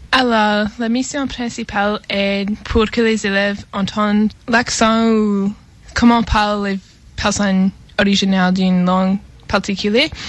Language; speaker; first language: French; non-native, fluent; English